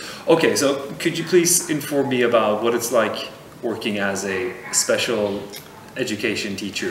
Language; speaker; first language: English; non-native, fluent; Swedish